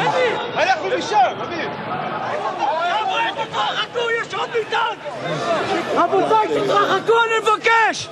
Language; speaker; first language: Hebrew; native; Hebrew